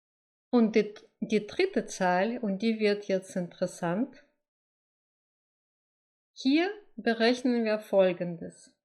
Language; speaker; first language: German; non-native, fluent; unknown